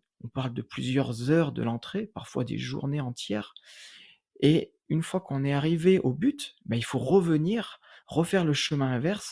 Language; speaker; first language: French; native; French